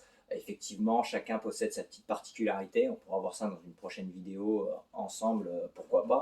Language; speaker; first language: French; native; French